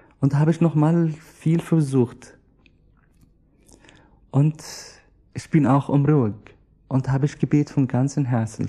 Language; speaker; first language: German; non-native, learner; Arabic